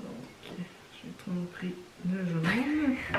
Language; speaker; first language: French; native; French